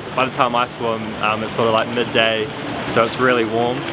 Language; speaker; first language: English; native; English